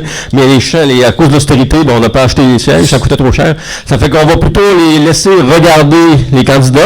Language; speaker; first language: French; native; French